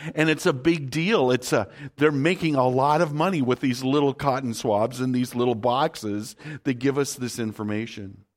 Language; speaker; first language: English; native; English